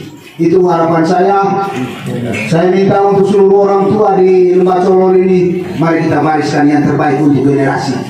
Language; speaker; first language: Indonesian; non-native, local second language; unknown